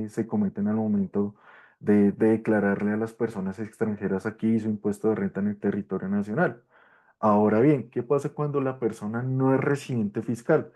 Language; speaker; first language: Spanish; native; Spanish